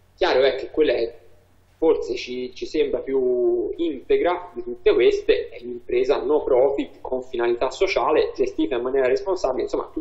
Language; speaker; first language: Italian; native; Italian